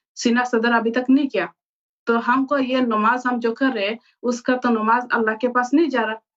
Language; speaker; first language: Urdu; non-native, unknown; Bangla